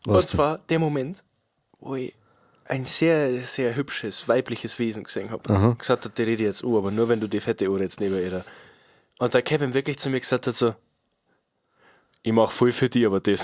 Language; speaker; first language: German; native; German